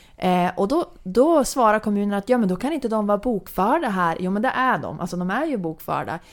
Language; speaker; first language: Swedish; native; Swedish